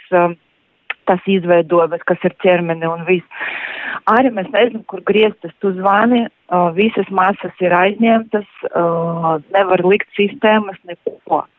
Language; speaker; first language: Latvian; non-native, local second language; Russian